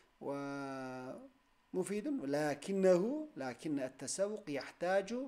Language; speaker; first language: Arabic; non-native, fluent; Turkish